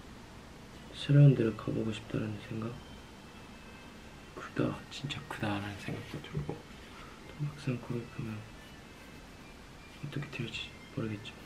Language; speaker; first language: Korean; non-native, fluent; Japanese